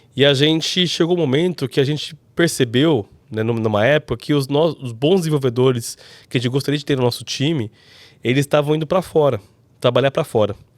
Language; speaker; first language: Portuguese; native; Portuguese